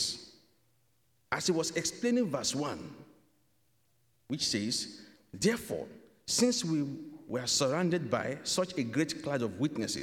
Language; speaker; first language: English; non-native, local second language; Yoruba